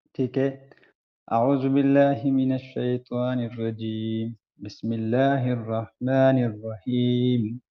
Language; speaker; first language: Hindi; non-native, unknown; Pashto